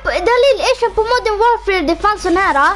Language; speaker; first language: Swedish; early bilingual, other home language; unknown